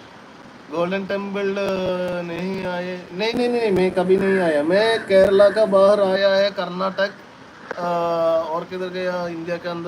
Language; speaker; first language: Hindi; non-native, local second language; Malayalam